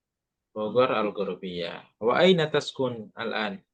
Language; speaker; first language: Arabic; non-native, fluent; Indonesian